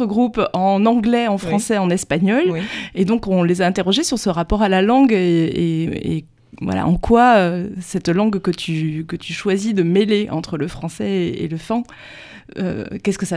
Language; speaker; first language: French; native; French